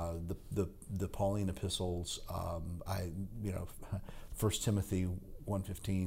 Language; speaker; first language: English; native; English